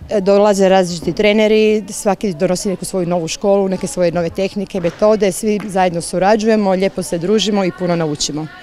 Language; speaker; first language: Croatian; native; Croatian